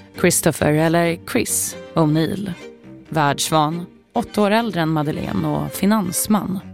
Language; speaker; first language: Swedish; native; Swedish